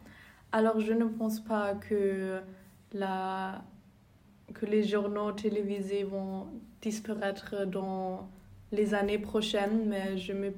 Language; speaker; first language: French; non-native, learner; German